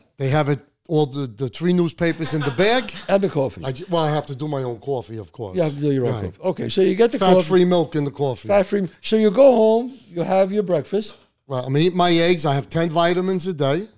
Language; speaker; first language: English; native; English